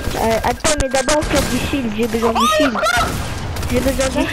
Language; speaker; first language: French; native; French